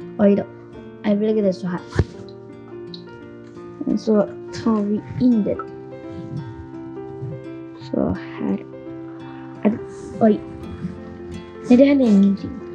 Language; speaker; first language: Swedish; non-native, fluent; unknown